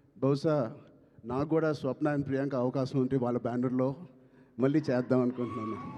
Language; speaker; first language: Telugu; native; Telugu